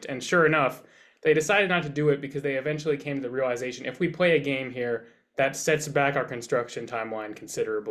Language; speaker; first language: English; native; English